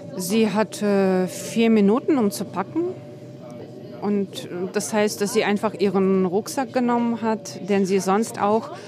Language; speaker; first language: German; non-native, fluent; Russian